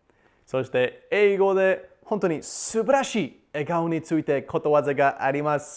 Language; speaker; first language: Japanese; non-native, learner; English